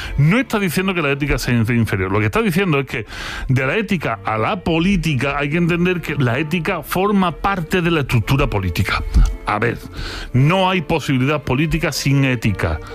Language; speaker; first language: Spanish; native; Spanish